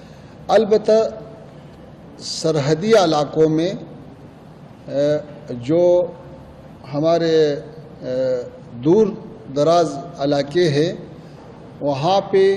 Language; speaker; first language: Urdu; non-native, fluent; Pashto